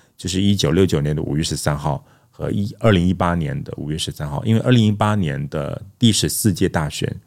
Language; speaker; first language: Chinese; non-native, local second language; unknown